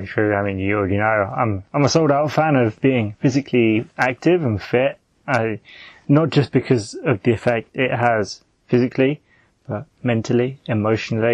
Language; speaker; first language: English; native; English